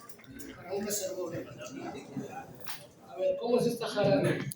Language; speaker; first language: Spanish; native; Spanish